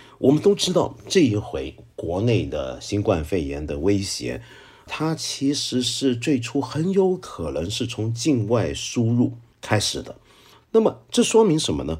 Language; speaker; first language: Chinese; non-native, local second language; Cantonese